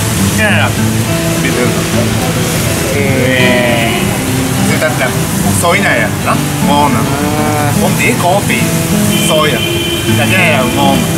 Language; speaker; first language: Vietnamese; non-native, learner; Japanese